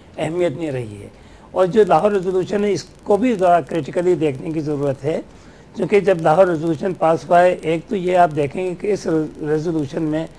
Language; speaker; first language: Urdu; native; Urdu